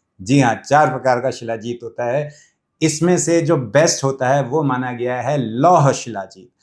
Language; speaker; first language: Hindi; native; Hindi